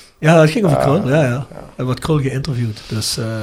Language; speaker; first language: Dutch; native; Dutch